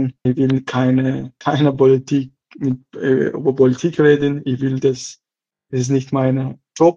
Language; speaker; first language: German; non-native, learner; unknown